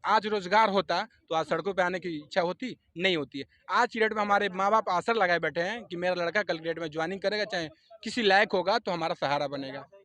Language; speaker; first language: Hindi; non-native, local second language; Assamese